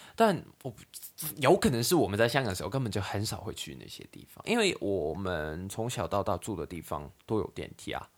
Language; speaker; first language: Chinese; non-native, local second language; Cantonese